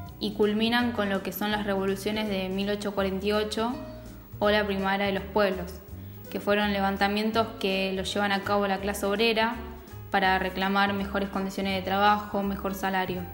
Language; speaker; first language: Spanish; native; Spanish